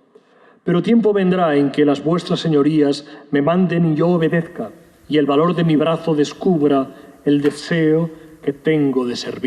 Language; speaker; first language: Spanish; native; Spanish